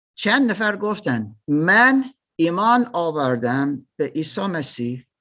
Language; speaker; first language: Persian; non-native, learner; English